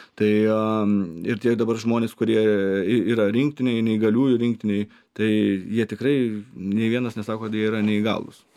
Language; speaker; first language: Lithuanian; native; Lithuanian